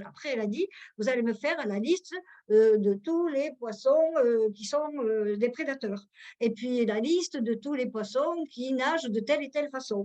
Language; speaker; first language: French; native; French